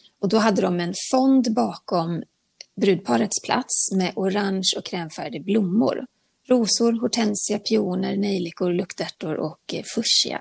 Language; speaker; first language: Swedish; native; Swedish